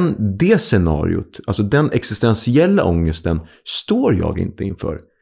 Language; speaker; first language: Swedish; native; Swedish